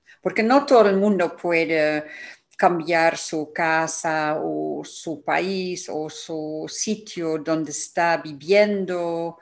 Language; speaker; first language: Spanish; non-native, fluent; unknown